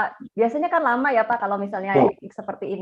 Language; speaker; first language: Indonesian; native; Indonesian